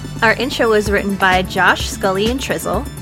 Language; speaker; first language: English; native; English